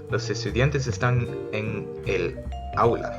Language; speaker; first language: Spanish; early bilingual, heritage; Spanish